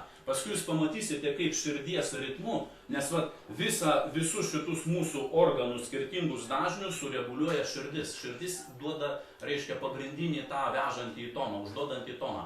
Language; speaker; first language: Lithuanian; native; Lithuanian